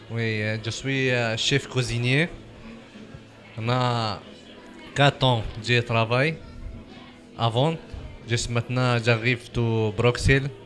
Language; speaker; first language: French; non-native, learner; Arabic